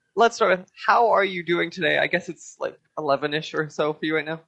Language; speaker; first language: English; native; English